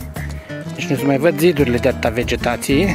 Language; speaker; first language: Romanian; native; Romanian